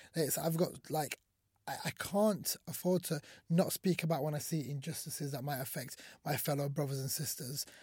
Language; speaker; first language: English; early bilingual, other home language; Somali